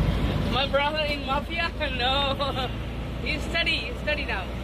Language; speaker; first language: English; non-native, learner; Hindi